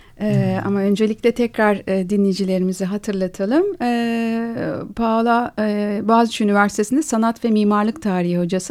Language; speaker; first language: Turkish; native; Turkish